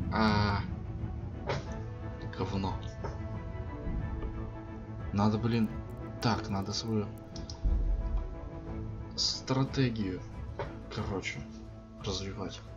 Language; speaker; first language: Russian; native; Russian